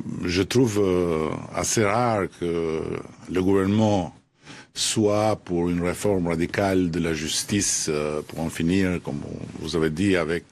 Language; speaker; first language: French; non-native, fluent; Albanian